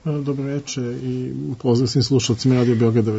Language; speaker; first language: Serbian; native; Serbian